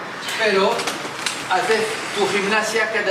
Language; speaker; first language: Spanish; non-native, learner; French